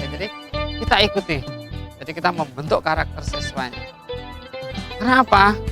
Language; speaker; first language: Indonesian; native; Indonesian